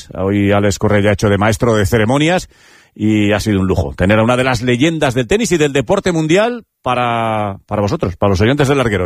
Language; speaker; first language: Spanish; native; Spanish